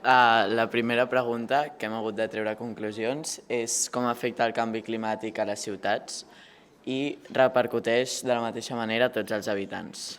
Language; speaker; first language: Catalan; native; Catalan